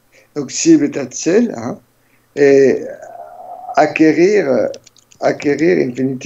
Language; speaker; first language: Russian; non-native, learner; French